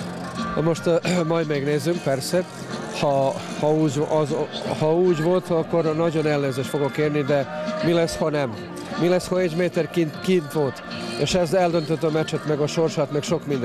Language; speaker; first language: Hungarian; non-native, fluent; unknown